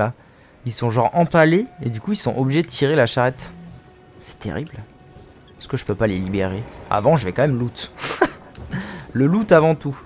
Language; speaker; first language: French; native; French